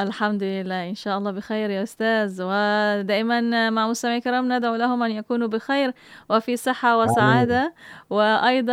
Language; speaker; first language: Arabic; non-native, fluent; Malay